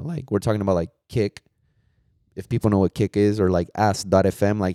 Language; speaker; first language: English; early bilingual, other home language; Spanish